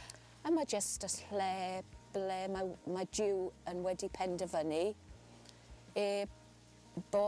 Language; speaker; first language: Welsh; non-native, learner; English